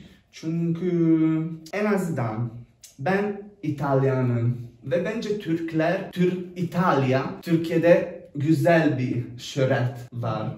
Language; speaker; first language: Turkish; non-native, learner; Italian